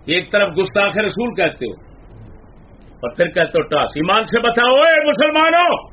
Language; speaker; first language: Urdu; non-native, local second language; Punjabi